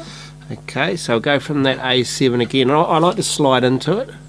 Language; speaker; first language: English; native; English